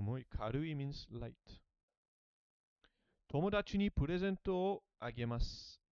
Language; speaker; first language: Japanese; non-native, learner; English